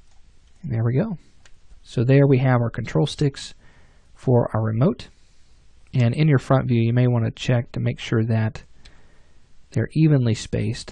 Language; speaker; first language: English; native; English